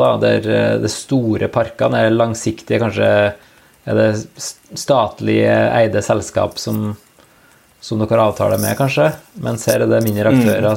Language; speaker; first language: Norwegian; native; Norwegian